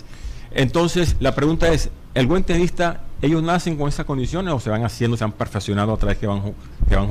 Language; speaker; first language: Spanish; native; Spanish